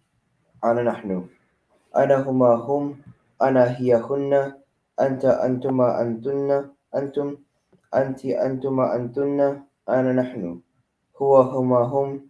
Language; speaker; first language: Arabic; non-native, learner; Filipino